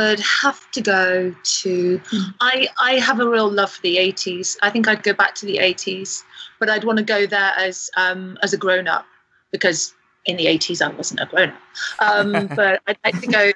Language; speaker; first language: English; native; English